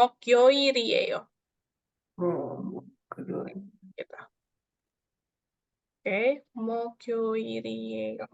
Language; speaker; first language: Korean; non-native, fluent; Indonesian